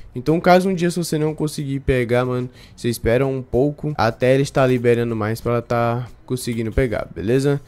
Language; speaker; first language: Portuguese; native; Portuguese